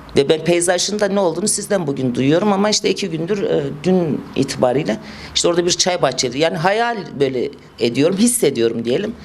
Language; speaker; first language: Turkish; native; Turkish